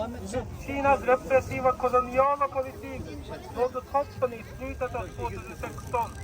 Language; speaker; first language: Swedish; non-native, fluent; Uyghur